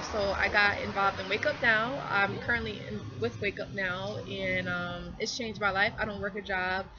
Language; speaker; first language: English; native; English